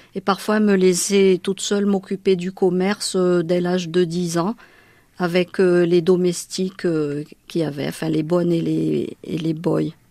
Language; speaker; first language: French; non-native, local second language; Malagasy